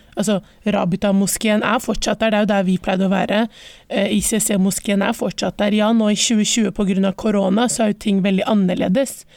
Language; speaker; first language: Norwegian; early bilingual, other home language; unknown